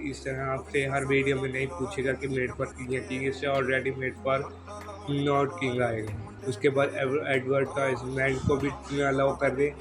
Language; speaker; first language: Urdu; non-native, local second language; Punjabi